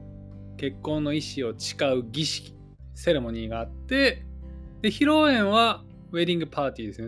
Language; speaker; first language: Japanese; native; Japanese